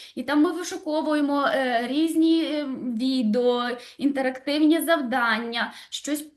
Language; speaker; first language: Ukrainian; native; Ukrainian